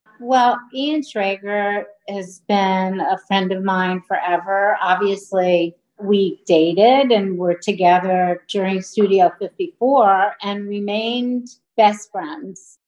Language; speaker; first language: English; native; English